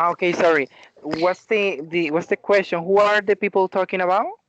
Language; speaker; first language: English; non-native, learner; Spanish